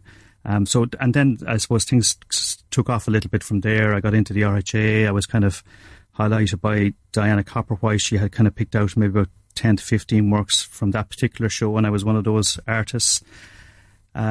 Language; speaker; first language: English; native; English